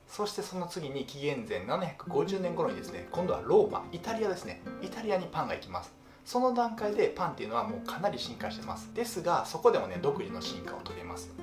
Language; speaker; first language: Japanese; native; Japanese